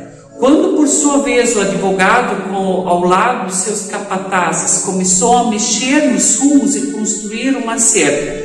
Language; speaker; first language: Portuguese; native; Portuguese